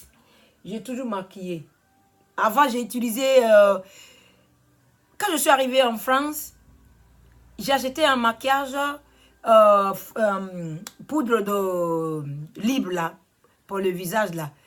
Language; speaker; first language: French; non-native, learner; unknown